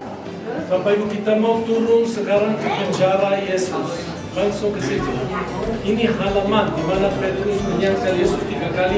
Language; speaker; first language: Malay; non-native, fluent; Hebrew